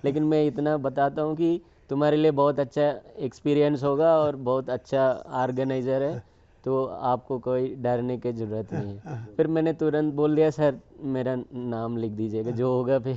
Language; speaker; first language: Hindi; non-native, local second language; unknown